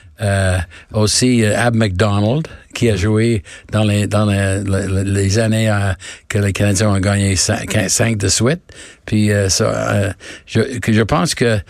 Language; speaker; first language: French; non-native, learner; English